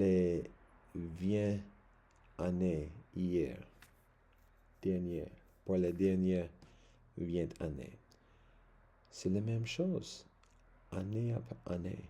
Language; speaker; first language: French; non-native, learner; English